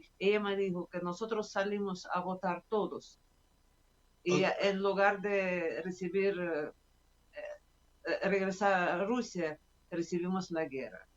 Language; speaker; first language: Spanish; non-native, fluent; Russian